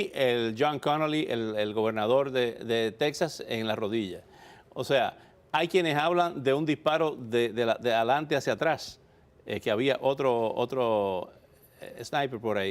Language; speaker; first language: Spanish; native; Spanish